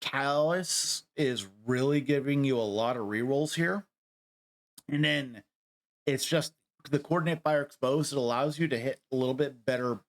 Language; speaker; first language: English; native; English